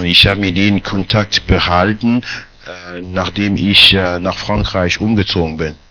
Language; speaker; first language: German; non-native, fluent; French